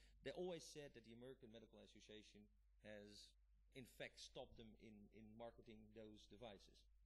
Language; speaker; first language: English; non-native, fluent; Dutch